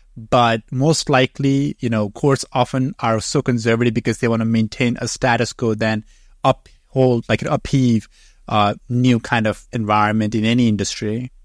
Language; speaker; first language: English; non-native, fluent; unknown